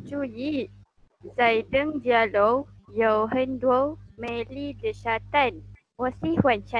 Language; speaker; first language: Chinese; non-native, learner; Malay